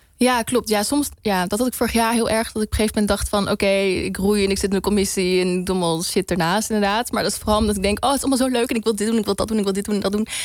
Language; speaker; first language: Dutch; native; Dutch